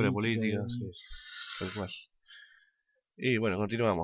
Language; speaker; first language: Spanish; native; Spanish